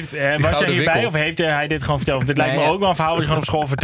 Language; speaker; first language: Dutch; native; Dutch